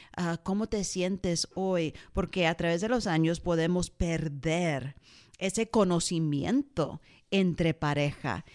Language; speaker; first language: Spanish; early bilingual, heritage; Spanish